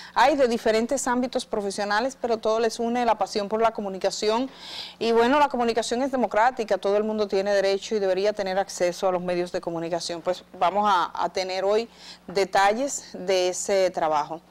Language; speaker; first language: Spanish; native; Spanish